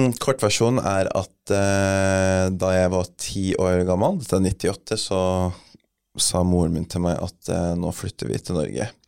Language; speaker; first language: Norwegian; early bilingual, other home language; English